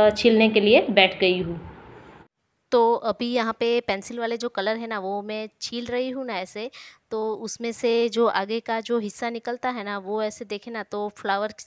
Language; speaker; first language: Hindi; non-native, local second language; Gujarati